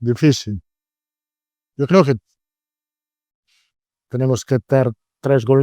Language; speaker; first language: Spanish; non-native, fluent; Italian